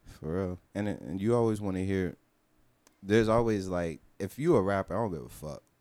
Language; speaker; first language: English; early bilingual, other home language; Haitian Creole